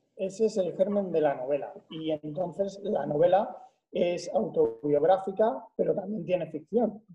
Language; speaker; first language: Spanish; native; Spanish